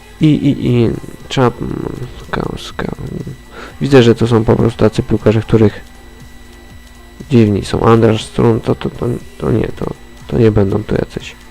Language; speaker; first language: Polish; native; Polish